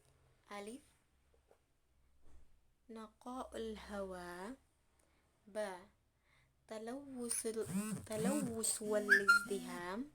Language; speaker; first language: Arabic; non-native, fluent; Indonesian